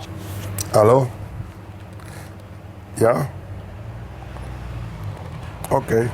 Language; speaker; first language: German; non-native, learner; Italian